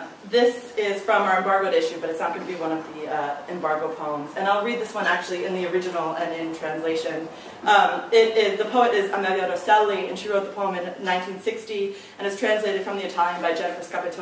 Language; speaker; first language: English; native; English